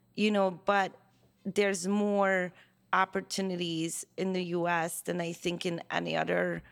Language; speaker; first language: English; non-native, fluent; Hungarian